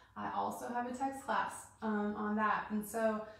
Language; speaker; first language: English; native; English